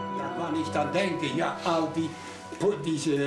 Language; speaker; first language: German; early bilingual, heritage; German